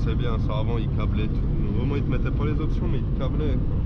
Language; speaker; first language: French; native; French